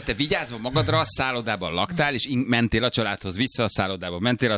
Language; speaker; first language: Hungarian; native; Hungarian